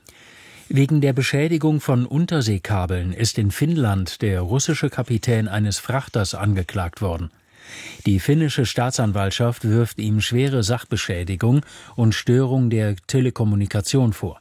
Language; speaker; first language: German; native; German